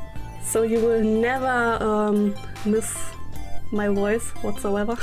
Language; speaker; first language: English; non-native, learner; German